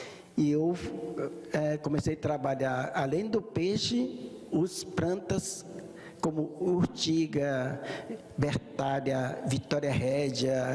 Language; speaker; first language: Portuguese; early bilingual, other home language; Japanese